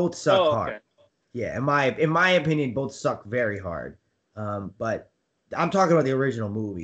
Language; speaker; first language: English; native; English